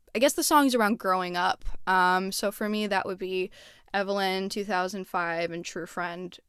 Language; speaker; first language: English; native; English